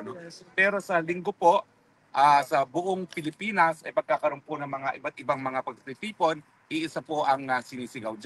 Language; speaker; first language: Filipino; native; Filipino